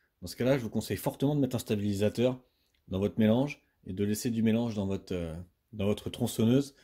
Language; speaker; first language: French; native; French